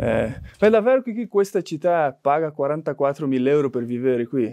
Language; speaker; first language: Italian; non-native, learner; Portuguese